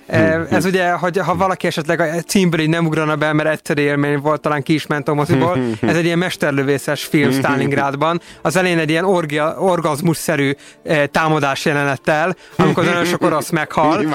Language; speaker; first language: Hungarian; native; Hungarian